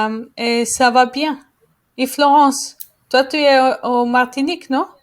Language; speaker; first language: French; non-native, learner; Spanish